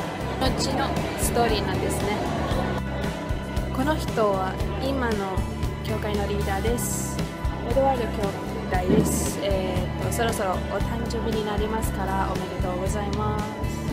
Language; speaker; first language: Japanese; non-native, learner; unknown